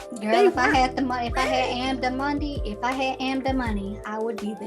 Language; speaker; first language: English; native; English